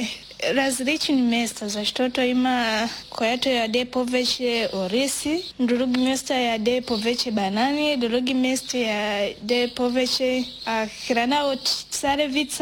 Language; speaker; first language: Bulgarian; non-native, learner; Swahili